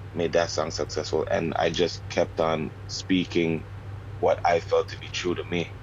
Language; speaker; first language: English; native; English